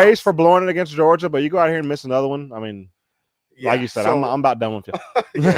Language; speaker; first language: English; native; English